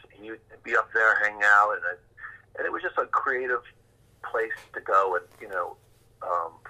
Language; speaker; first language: English; native; English